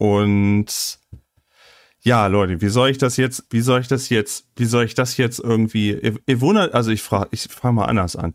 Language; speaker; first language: German; native; German